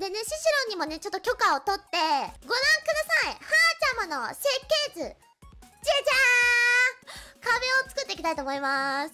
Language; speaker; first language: Japanese; native; Japanese